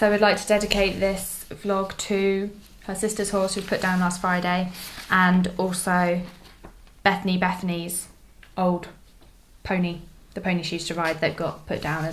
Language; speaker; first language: English; native; English